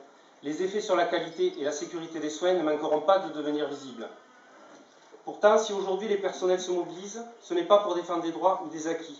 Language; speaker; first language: French; native; French